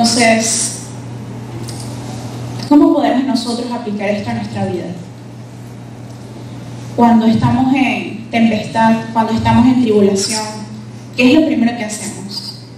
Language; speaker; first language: Spanish; native; Spanish